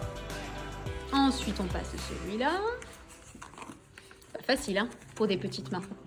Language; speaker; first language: French; native; French